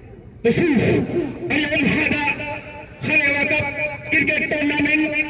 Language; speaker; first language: Arabic; non-native, learner; Hindi